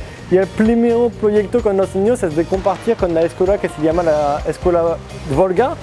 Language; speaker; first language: Spanish; non-native, learner; French